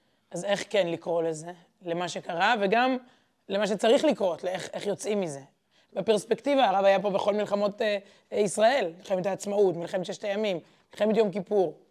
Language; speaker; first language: Hebrew; native; Hebrew